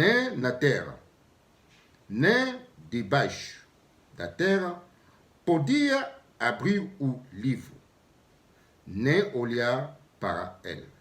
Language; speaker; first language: Portuguese; non-native, learner; Lingala